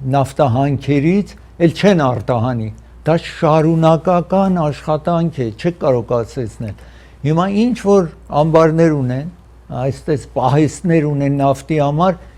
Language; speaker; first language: Armenian; early bilingual, heritage; Armenian